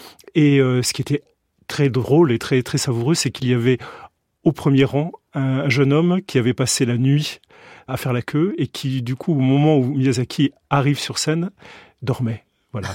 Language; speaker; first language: French; native; French